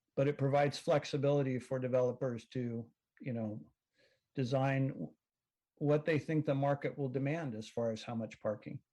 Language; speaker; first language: English; native; English